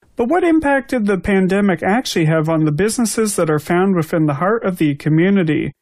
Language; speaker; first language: English; native; English